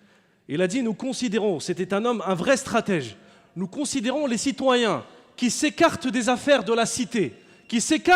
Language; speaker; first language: French; native; French